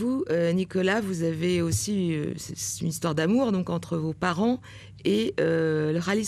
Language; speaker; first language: French; native; French